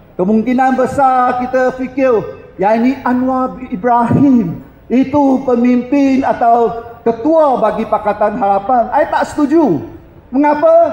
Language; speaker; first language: Malay; non-native, local second language; Chinese